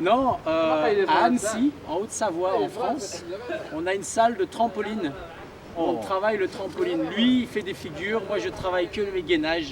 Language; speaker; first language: French; native; French